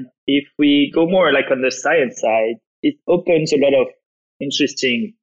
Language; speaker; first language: English; non-native, fluent; French